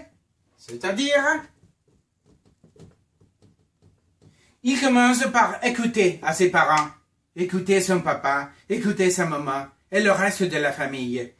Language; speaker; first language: French; non-native, fluent; Spanish